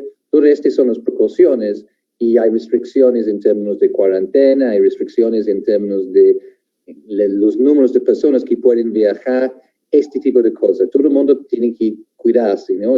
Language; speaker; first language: Spanish; non-native, fluent; English